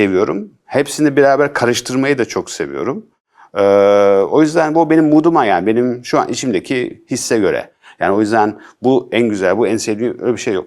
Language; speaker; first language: Turkish; early bilingual, heritage; Turkish